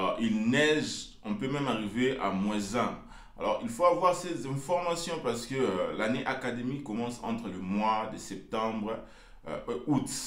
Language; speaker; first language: French; non-native, local second language; Lingala